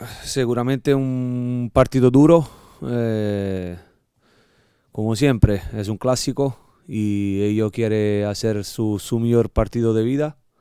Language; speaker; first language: Spanish; non-native, learner; Italian